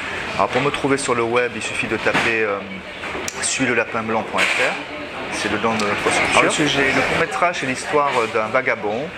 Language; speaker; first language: French; native; French